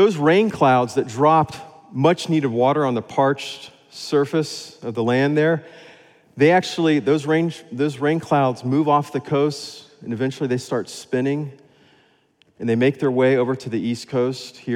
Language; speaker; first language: English; native; English